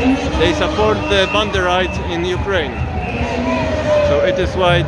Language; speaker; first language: English; non-native, fluent; Polish